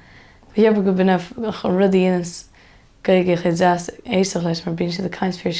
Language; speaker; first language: Irish; native; Irish